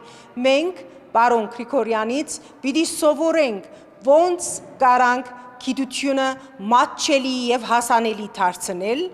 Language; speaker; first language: Armenian; native; Armenian